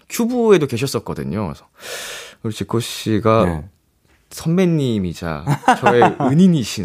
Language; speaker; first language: Korean; native; Korean